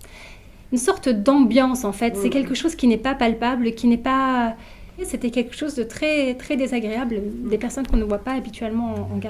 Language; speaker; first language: French; native; French